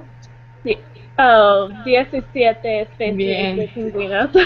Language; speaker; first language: Spanish; non-native, learner; English